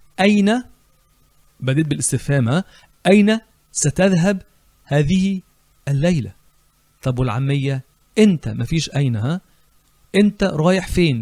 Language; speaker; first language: Arabic; native; Arabic